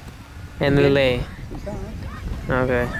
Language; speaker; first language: English; native; English